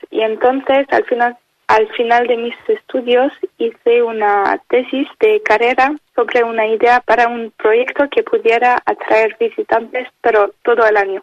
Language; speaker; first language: Spanish; non-native, fluent; French